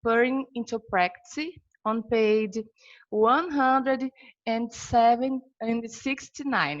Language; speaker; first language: English; non-native, fluent; Portuguese